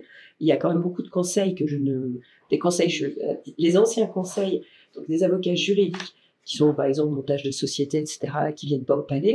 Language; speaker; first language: French; native; French